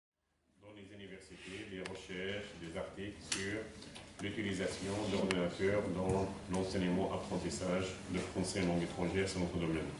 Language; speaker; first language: French; non-native, fluent; Arabic